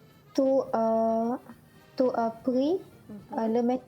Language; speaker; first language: French; non-native, learner; Malay